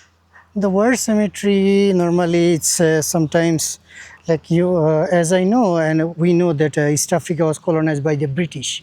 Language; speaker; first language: English; non-native, fluent; Bangla